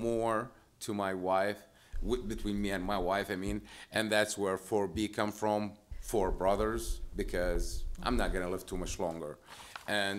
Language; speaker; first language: English; non-native, fluent; Arabic